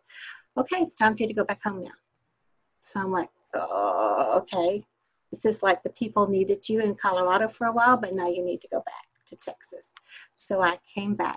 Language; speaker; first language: English; native; English